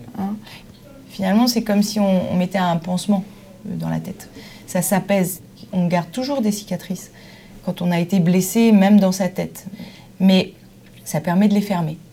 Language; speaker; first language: French; native; French